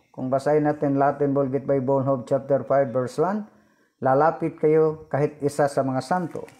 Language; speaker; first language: Filipino; non-native, local second language; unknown